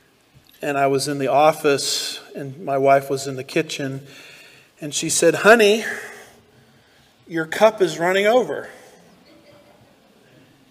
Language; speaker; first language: English; native; English